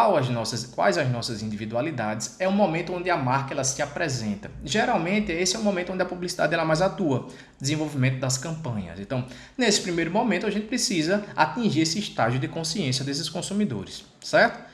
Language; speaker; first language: Portuguese; native; Portuguese